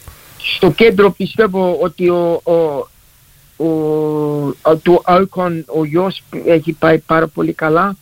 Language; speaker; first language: Greek; early bilingual, heritage; Greek